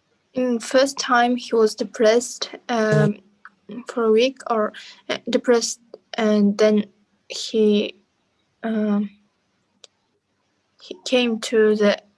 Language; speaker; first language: English; non-native, learner; Russian